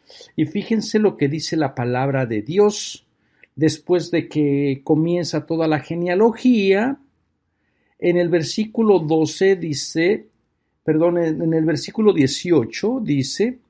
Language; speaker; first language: Spanish; native; Spanish